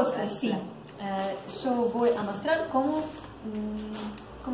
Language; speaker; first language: Spanish; non-native, learner; Russian